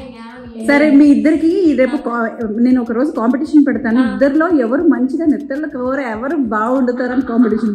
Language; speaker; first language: Telugu; native; Telugu